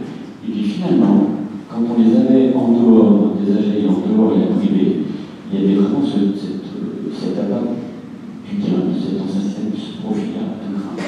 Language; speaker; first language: French; native; French